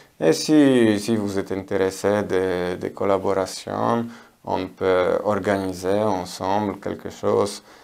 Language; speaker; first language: French; non-native, learner; Polish